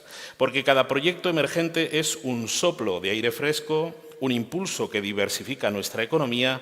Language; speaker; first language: Spanish; native; Spanish